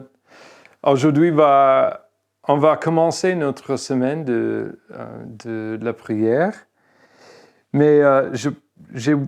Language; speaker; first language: French; non-native, fluent; English